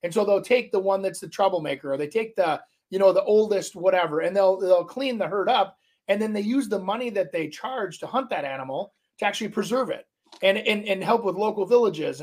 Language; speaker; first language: English; native; English